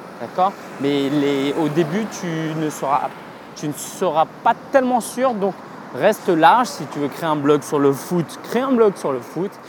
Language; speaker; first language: French; native; French